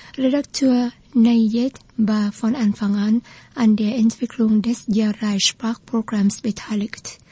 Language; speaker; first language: German; non-native, fluent; Vietnamese